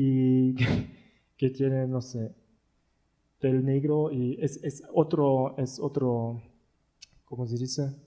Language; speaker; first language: Spanish; non-native, learner; German